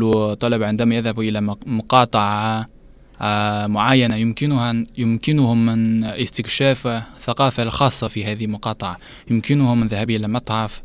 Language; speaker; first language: Arabic; non-native, learner; Chinese